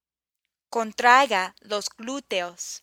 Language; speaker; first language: Spanish; non-native, fluent; English